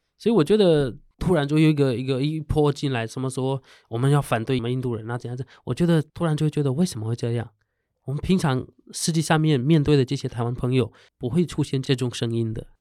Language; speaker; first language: Chinese; non-native, fluent; Hindi